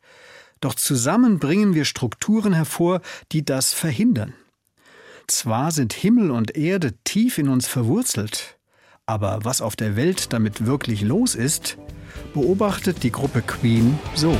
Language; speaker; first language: German; native; German